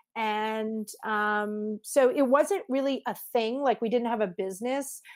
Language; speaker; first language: English; native; English